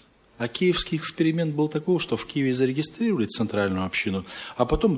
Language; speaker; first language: Russian; native; Russian